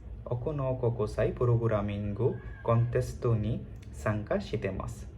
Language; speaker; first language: Japanese; non-native, learner; Bangla